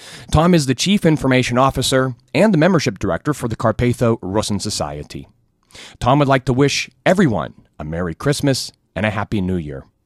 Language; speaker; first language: English; native; English